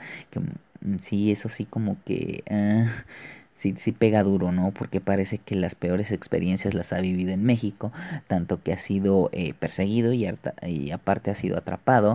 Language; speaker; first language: Spanish; native; Spanish